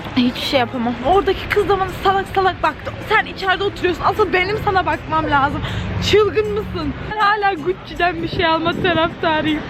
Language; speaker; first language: Turkish; native; Turkish